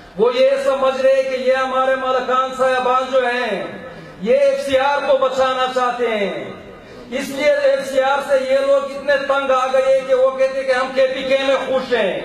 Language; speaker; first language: Urdu; non-native, local second language; Pashto